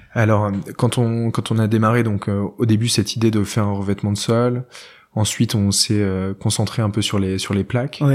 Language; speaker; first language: French; native; French